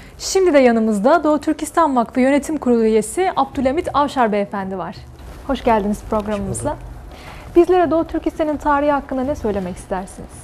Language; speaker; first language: Turkish; native; Turkish